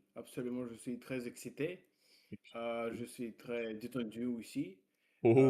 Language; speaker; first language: French; non-native, learner; Russian